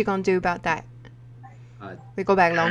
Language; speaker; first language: English; native; English